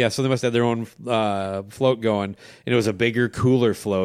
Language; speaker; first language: English; native; English